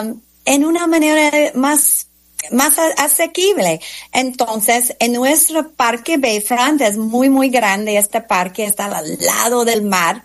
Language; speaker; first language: Spanish; non-native, fluent; English